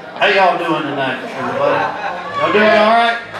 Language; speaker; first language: English; native; English